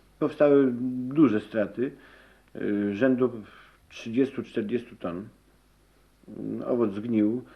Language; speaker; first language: Polish; native; Polish